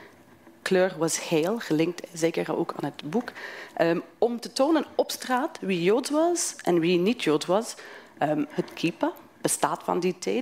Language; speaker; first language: Dutch; non-native, fluent; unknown